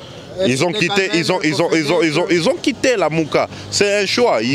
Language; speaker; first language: French; non-native, local second language; Swahili